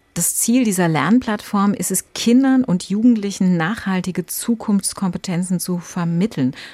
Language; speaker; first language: German; native; German